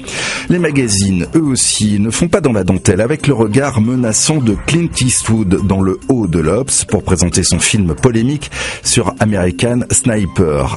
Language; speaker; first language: French; native; French